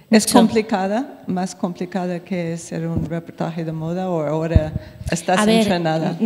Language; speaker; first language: Spanish; non-native, fluent; English